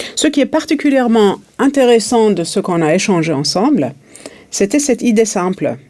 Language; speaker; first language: French; native; French